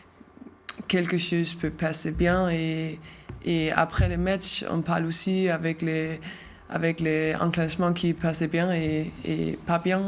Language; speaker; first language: French; non-native, learner; Danish